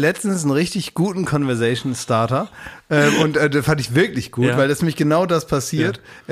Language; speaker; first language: German; native; German